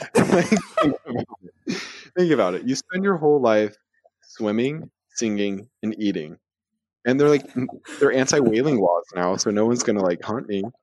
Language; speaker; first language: English; native; English